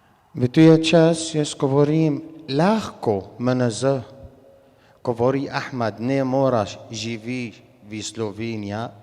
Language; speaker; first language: Slovenian; non-native, learner; Arabic